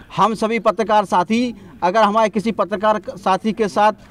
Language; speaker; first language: Hindi; native; Hindi